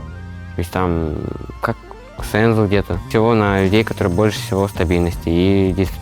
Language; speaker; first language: Russian; native; Russian